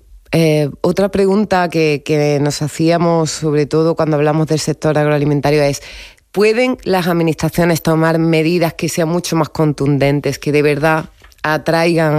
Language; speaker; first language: Spanish; native; Spanish